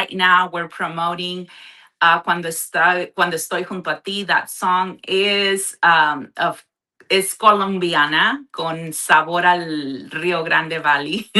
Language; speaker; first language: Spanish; early bilingual, heritage; Spanish